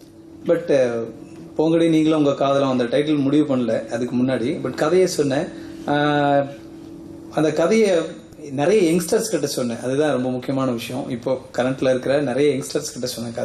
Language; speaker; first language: Tamil; native; Tamil